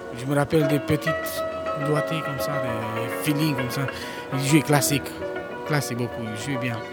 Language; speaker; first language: French; non-native, fluent; Romanian